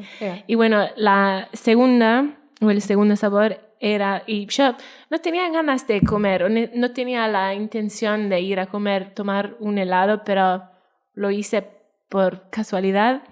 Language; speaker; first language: Spanish; non-native, fluent; Welsh